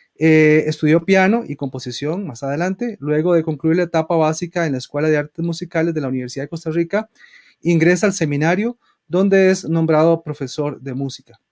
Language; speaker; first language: Spanish; native; Spanish